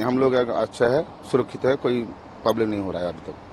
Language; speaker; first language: Hindi; non-native, local second language; Bangla